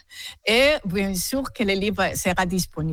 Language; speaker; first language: French; non-native, learner; Spanish